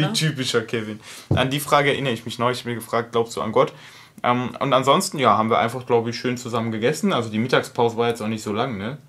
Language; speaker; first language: German; native; German